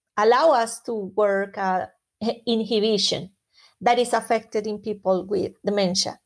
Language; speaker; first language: English; non-native, fluent; Spanish